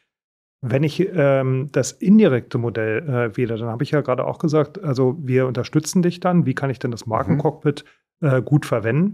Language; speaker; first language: German; native; German